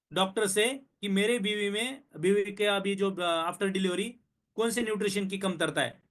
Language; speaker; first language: Hindi; non-native, local second language; Marathi